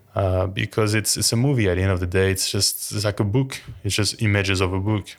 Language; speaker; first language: English; non-native, fluent; French